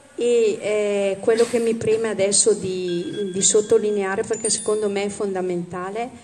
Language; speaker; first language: Italian; native; Italian